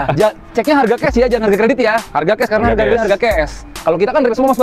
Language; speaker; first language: Indonesian; native; Indonesian